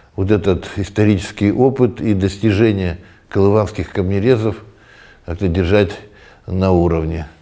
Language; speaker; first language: Russian; native; Russian